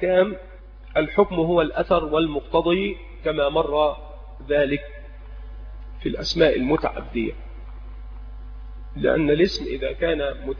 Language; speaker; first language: Arabic; native; Arabic